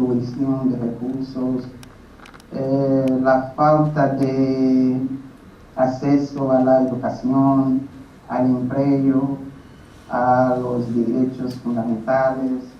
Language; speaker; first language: Spanish; non-native, learner; Portuguese